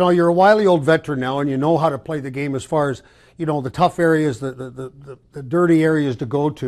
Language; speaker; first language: English; native; English